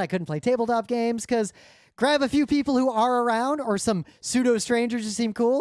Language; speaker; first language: English; native; English